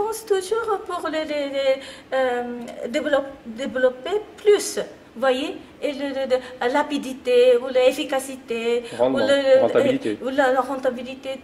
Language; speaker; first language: French; non-native, fluent; Japanese